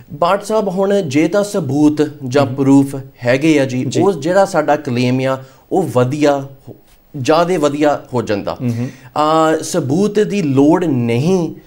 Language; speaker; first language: Punjabi; early bilingual, heritage; Punjabi